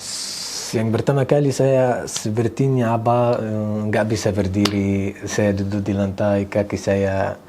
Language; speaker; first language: Indonesian; non-native, learner; Arabic